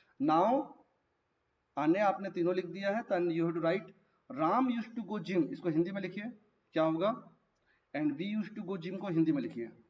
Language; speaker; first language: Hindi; native; Hindi